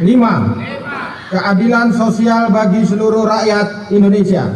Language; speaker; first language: Indonesian; native; Indonesian